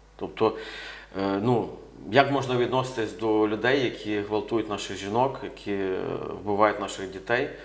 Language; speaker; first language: Ukrainian; native; Ukrainian